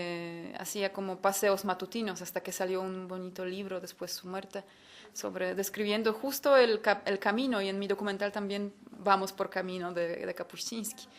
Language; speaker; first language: Spanish; non-native, fluent; Polish